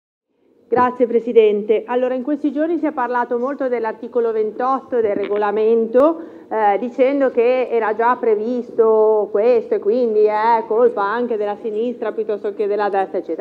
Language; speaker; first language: Italian; native; Italian